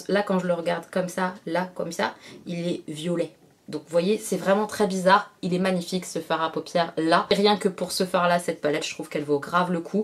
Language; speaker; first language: French; native; French